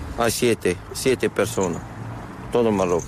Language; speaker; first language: Spanish; non-native, learner; Arabic